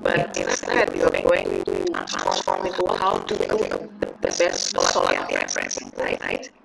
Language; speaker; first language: English; non-native, fluent; Indonesian